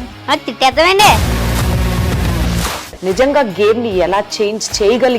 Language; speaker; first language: Telugu; native; Telugu